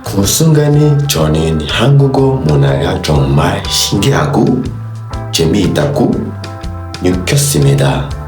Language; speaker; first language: Korean; non-native, learner; Kinyarwanda